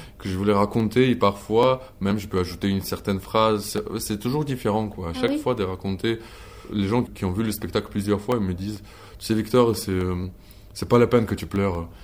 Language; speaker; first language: French; non-native, fluent; Ukrainian